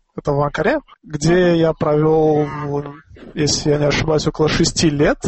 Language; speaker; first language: Russian; non-native, local second language; Tajik